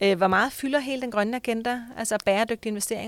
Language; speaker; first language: Danish; native; Danish